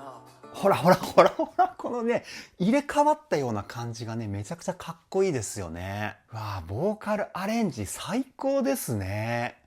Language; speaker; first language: Japanese; native; Japanese